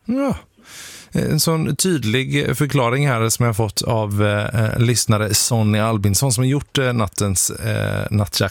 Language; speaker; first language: Swedish; native; Swedish